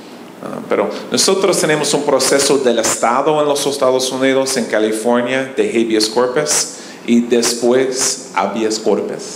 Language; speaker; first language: Spanish; non-native, learner; English